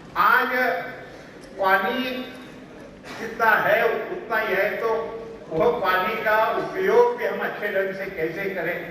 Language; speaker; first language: Hindi; non-native, local second language; Marathi